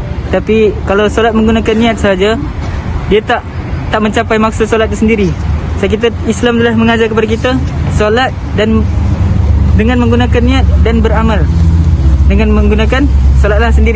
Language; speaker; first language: Malay; native; Malay